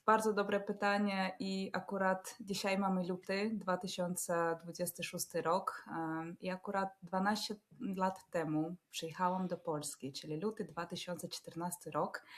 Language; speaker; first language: Polish; non-native, fluent; Russian